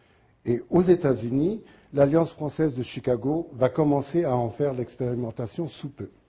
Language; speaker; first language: French; native; French